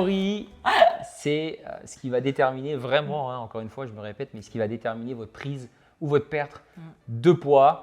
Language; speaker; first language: French; native; French